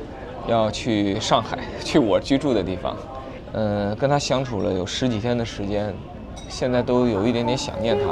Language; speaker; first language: Chinese; native; Chinese